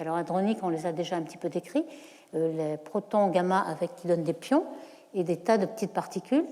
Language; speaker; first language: French; native; French